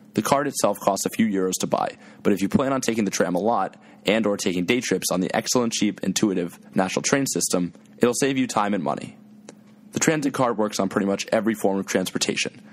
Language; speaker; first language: English; native; English